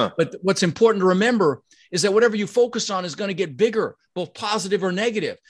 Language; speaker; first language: English; early bilingual, other home language; Dutch